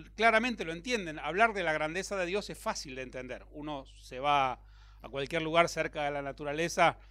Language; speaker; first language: Spanish; native; Spanish